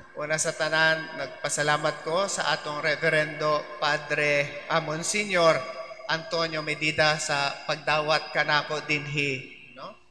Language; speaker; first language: Cebuano; non-native, local second language; Filipino